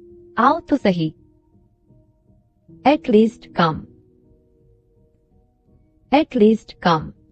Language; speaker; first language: English; non-native, fluent; Urdu